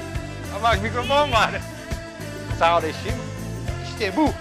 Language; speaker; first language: Turkish; non-native, fluent; Italian